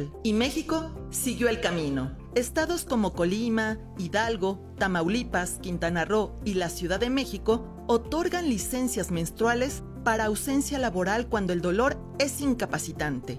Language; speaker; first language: Spanish; native; Spanish